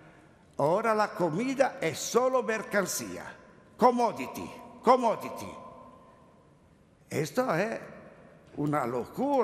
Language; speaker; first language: Spanish; non-native, learner; Italian